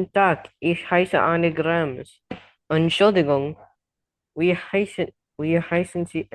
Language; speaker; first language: German; non-native, learner; Indonesian